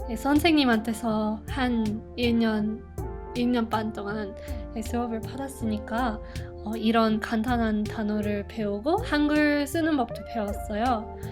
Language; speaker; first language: Korean; non-native, fluent; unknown